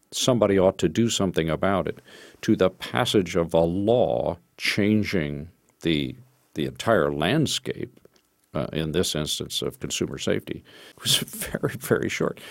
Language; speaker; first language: English; native; English